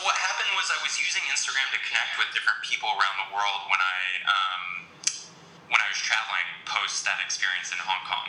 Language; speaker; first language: English; native; English